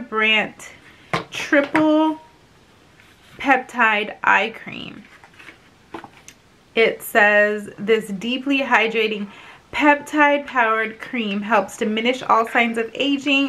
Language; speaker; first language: English; native; English